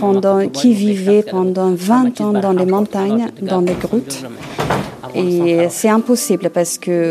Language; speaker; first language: French; non-native, learner; Persian